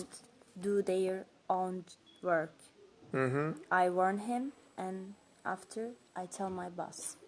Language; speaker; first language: English; non-native, fluent; Turkish